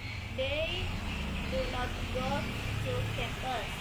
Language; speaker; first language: English; non-native, learner; Indonesian